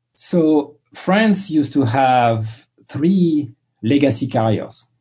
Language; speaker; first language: English; non-native, fluent; French